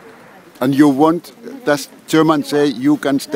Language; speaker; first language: English; non-native, learner; Finnish